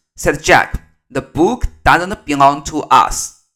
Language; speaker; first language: English; non-native, fluent; Chinese